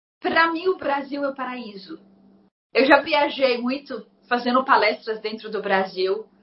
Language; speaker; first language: Portuguese; non-native, fluent; Arabic